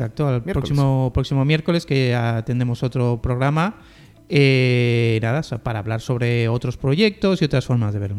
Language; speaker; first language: Spanish; native; Spanish